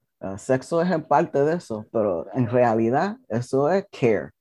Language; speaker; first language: Spanish; early bilingual, heritage; English